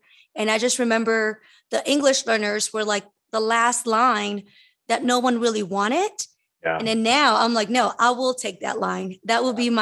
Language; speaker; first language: English; early bilingual, other home language; Spanish